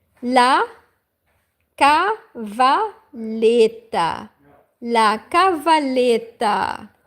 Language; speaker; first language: Italian; non-native, learner; Portuguese